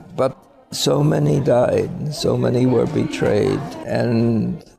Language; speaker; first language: English; early bilingual, other home language; Polish